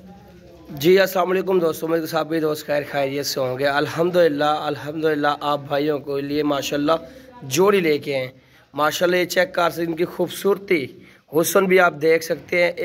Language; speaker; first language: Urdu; non-native, local second language; Saraiki